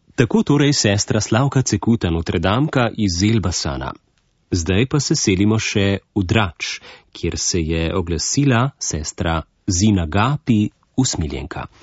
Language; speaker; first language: Slovenian; native; Slovenian